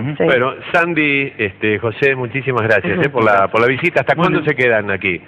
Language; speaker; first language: Spanish; native; Spanish